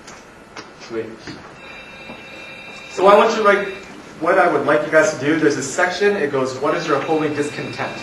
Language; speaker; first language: English; native; English